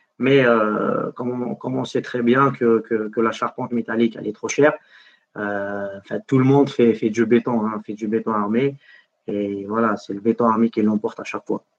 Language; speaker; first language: French; non-native, local second language; Arabic